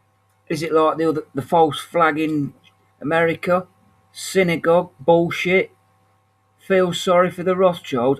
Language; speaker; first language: English; native; English